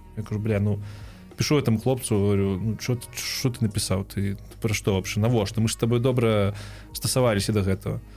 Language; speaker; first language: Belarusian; non-native, local second language; Russian